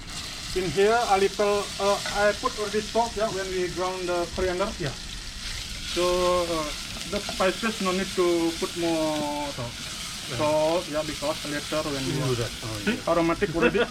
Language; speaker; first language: English; non-native, learner; Indonesian